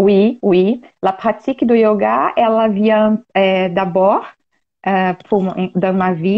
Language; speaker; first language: French; non-native, learner; Portuguese